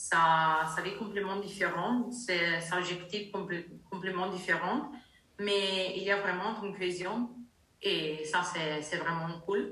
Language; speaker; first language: French; non-native, learner; Italian